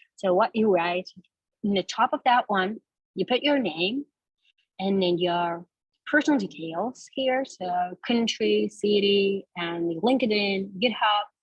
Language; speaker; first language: English; non-native, fluent; Kazakh